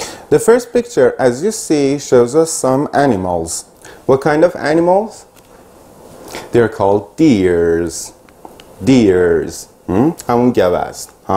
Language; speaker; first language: English; non-native, fluent; Persian